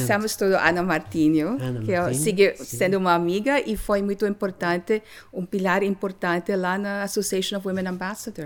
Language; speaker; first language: Portuguese; non-native, learner; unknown